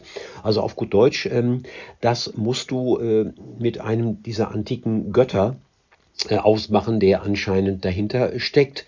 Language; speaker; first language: German; native; German